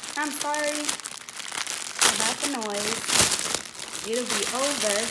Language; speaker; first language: English; native; English